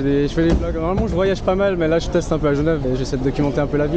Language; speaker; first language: French; native; French